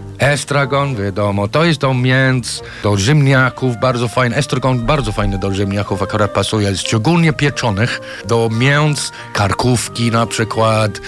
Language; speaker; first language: Polish; non-native, fluent; English